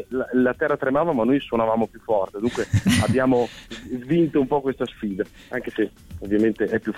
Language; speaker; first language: Italian; native; Italian